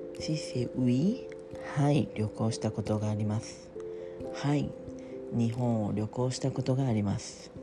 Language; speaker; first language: Japanese; non-native, learner; French